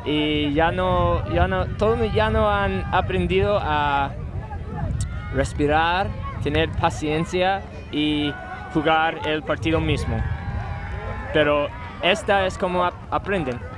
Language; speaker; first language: Spanish; non-native, learner; English